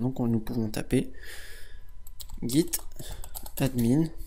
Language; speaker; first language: French; native; French